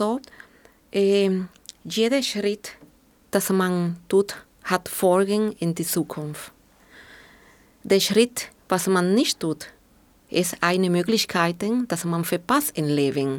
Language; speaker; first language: German; non-native, fluent; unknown